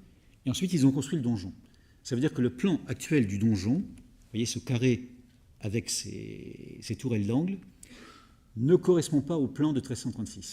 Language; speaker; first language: French; native; French